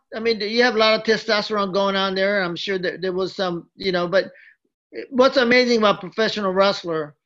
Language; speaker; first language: English; early bilingual, other home language; Japanese